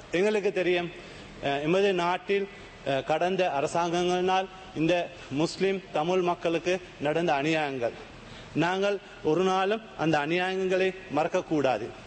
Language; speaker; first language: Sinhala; non-native, local second language; Tamil